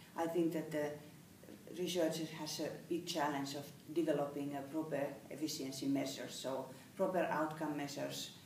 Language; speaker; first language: English; non-native, fluent; Finnish